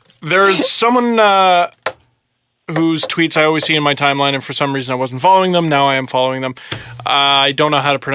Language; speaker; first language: English; native; English